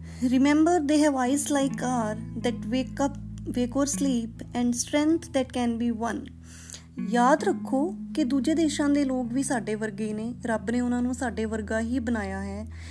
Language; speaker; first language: Punjabi; native; Punjabi